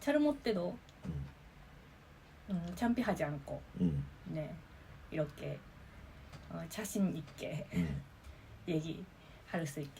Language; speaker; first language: Korean; non-native, fluent; Japanese